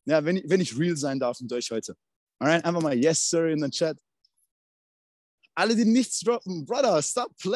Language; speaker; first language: German; native; German